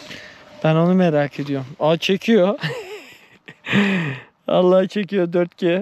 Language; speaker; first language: Turkish; native; Turkish